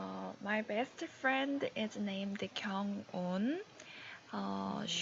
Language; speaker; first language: English; non-native, learner; Korean